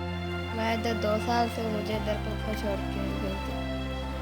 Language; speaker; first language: Urdu; native; Urdu